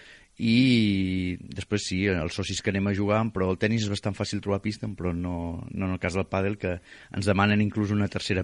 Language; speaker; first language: Catalan; native; Catalan